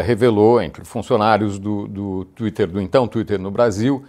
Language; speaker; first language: Portuguese; native; Portuguese